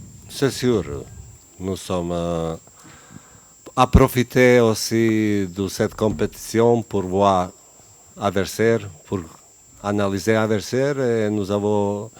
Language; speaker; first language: French; non-native, learner; Bosnian